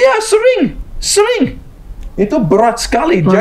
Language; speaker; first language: Indonesian; non-native, learner; English